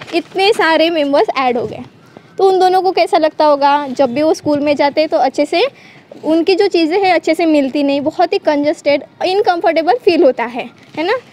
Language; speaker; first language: Hindi; non-native, local second language; Marathi